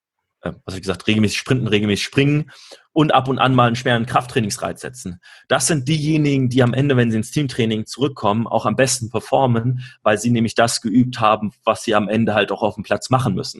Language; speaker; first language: German; native; German